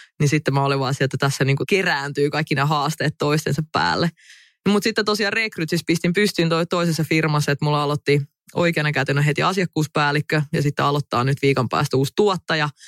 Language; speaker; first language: Finnish; early bilingual, other home language; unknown